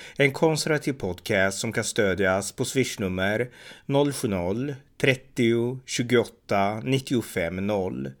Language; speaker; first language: Swedish; native; Swedish